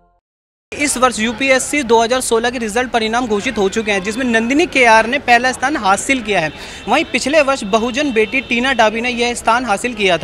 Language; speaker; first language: Hindi; native; Hindi